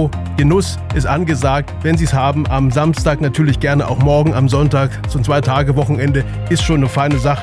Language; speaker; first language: German; native; German